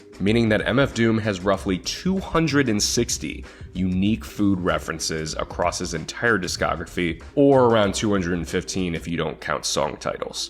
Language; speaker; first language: English; native; English